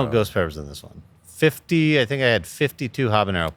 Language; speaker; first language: English; native; English